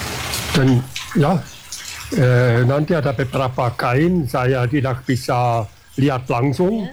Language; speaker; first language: Indonesian; non-native, fluent; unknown